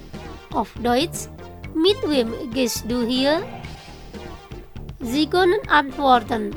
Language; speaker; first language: German; non-native, fluent; Indonesian